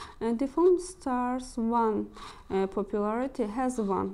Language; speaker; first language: English; non-native, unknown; Azerbaijani